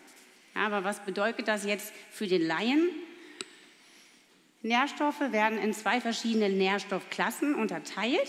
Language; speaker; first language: German; native; German